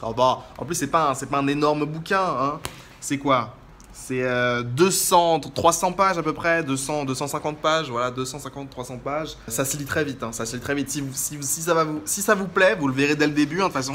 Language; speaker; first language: French; native; French